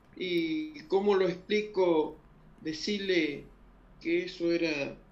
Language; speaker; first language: Spanish; early bilingual, other home language; Guarani